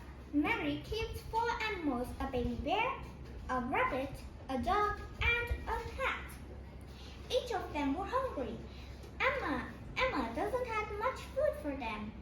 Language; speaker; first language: English; non-native, fluent; Vietnamese